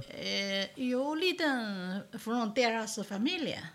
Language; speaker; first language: Swedish; non-native, learner; Chinese